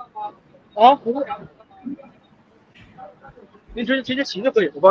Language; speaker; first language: Chinese; native; Chinese